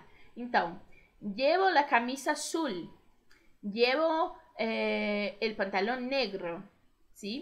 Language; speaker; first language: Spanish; non-native, fluent; Portuguese